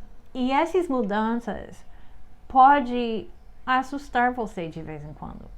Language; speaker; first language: Portuguese; non-native, fluent; English